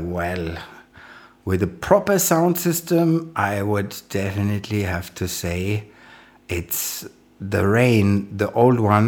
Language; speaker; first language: English; non-native, fluent; German